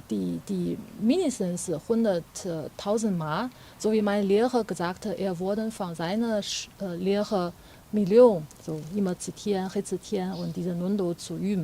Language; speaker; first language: German; non-native, fluent; Chinese